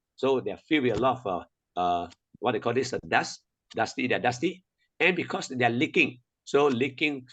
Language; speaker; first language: English; non-native, local second language; Chinese